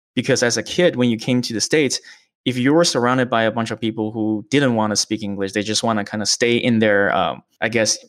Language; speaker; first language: English; early bilingual, other home language; Chinese